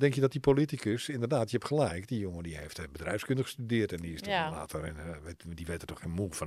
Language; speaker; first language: Dutch; native; Dutch